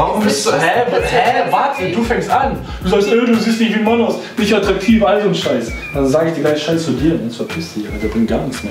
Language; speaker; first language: German; native; German